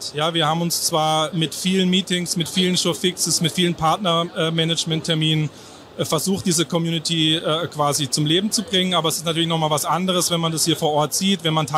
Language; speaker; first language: German; native; German